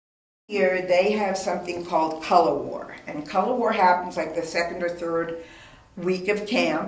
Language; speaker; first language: English; native; English